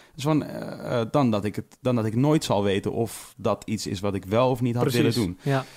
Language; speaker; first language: Dutch; native; Dutch